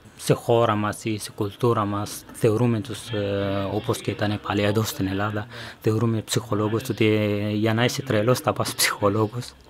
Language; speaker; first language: Greek; non-native, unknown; Persian